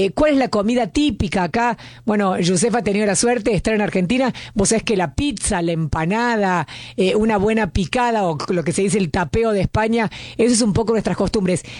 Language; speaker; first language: Spanish; native; Spanish